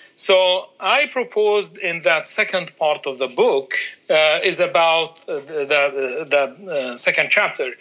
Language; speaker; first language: English; non-native, fluent; Arabic